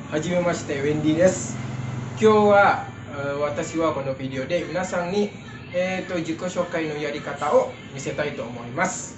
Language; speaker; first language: Japanese; non-native, fluent; Indonesian